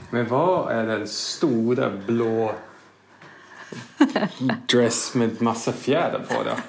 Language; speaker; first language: Swedish; non-native, fluent; English